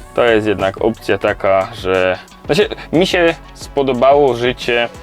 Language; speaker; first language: Polish; native; Polish